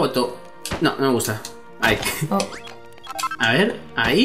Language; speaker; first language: Spanish; native; Spanish